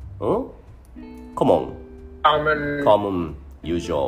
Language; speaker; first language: English; non-native, fluent; Japanese